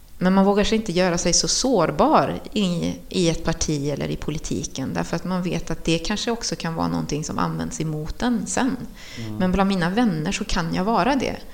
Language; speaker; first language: Swedish; early bilingual, other home language; Spanish